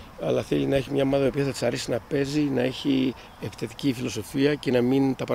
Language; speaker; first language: Greek; native; Greek